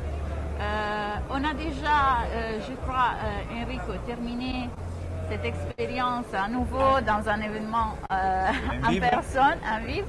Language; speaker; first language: French; non-native, fluent; Italian